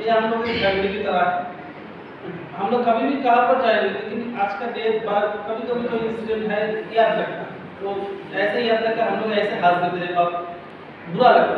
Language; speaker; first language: Hindi; non-native, local second language; Bangla